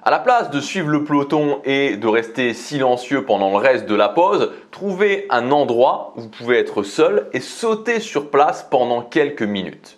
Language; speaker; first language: French; native; French